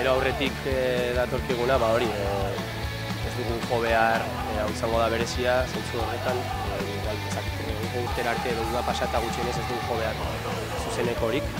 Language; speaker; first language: Basque; native; Basque